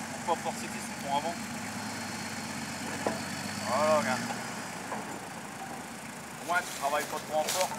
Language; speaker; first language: French; native; French